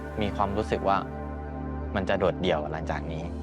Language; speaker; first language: Thai; native; Thai